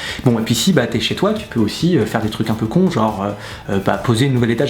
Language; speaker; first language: French; native; French